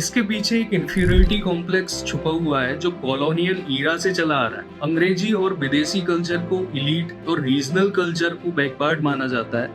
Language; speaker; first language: Hindi; native; Hindi